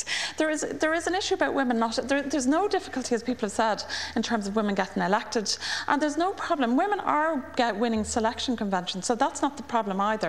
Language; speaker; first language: English; native; English